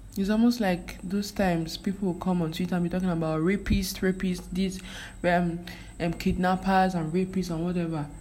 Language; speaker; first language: English; non-native, local second language; Igbo